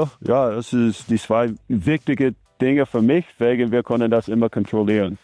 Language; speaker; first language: German; non-native, learner; English